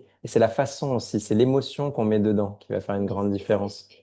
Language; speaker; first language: French; native; French